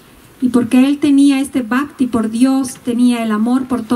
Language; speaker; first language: Spanish; native; Spanish